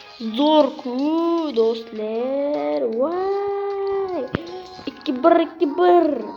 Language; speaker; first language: Uzbek; non-native, local second language; Russian